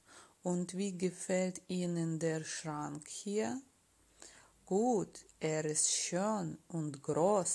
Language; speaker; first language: German; non-native, fluent; Russian